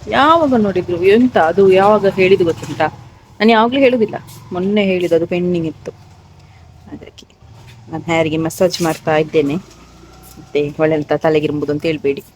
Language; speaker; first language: Kannada; native; Kannada